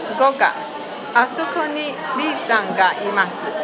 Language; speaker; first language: Japanese; non-native, learner; Chinese